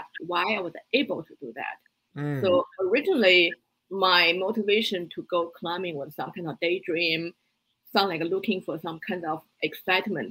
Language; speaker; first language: English; non-native, fluent; Chinese